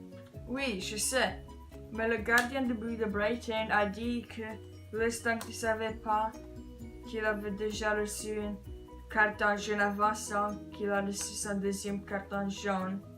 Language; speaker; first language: French; non-native, learner; English